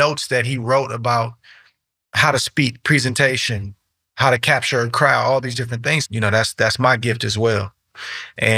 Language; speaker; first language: English; native; English